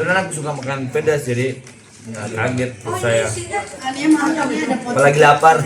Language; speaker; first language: Indonesian; non-native, fluent; Spanish